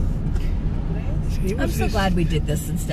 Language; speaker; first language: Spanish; non-native, learner; English